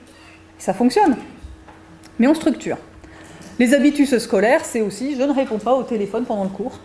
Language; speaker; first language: French; native; French